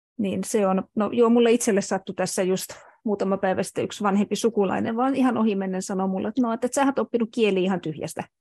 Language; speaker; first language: Finnish; native; Finnish